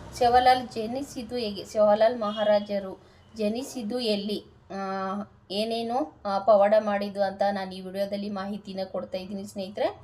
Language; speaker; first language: Kannada; non-native, local second language; Lambadi